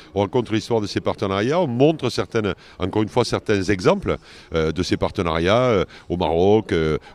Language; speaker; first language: French; native; French